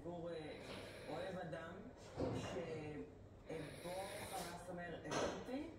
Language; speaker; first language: Hebrew; native; Hebrew